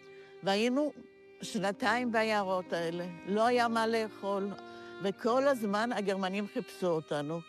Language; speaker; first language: Hebrew; non-native, fluent; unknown